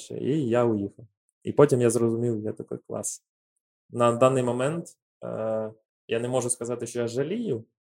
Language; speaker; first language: Ukrainian; native; Ukrainian